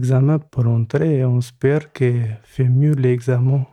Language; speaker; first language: French; non-native, learner; Albanian